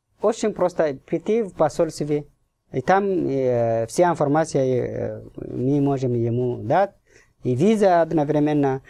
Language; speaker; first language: Russian; non-native, fluent; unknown